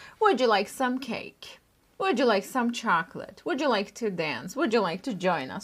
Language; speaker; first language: English; non-native, fluent; Turkish